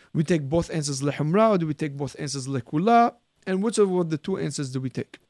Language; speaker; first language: English; early bilingual, heritage; Arabic